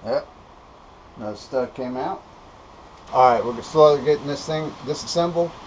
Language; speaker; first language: English; native; English